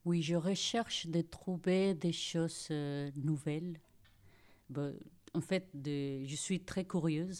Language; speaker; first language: French; non-native, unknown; Spanish